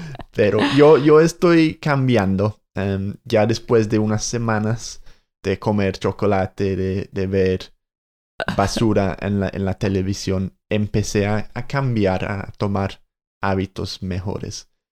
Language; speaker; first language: Spanish; non-native, fluent; English